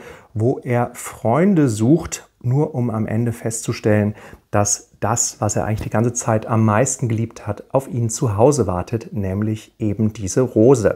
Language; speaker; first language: German; native; German